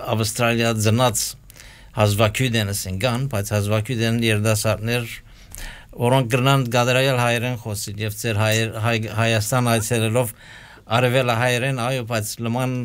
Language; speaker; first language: Armenian; early bilingual, heritage; Armenian